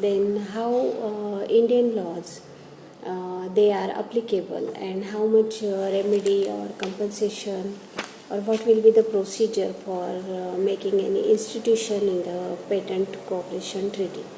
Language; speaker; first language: English; non-native, local second language; Gujarati